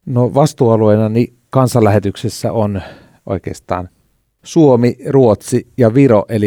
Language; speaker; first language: Finnish; native; Finnish